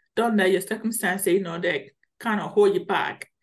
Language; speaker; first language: English; early bilingual, other home language; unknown